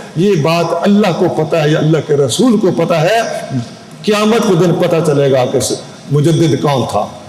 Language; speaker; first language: Urdu; non-native, local second language; Punjabi